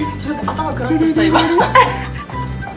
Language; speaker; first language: Japanese; native; Japanese